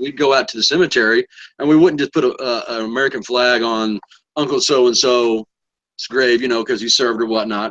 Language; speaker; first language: English; native; English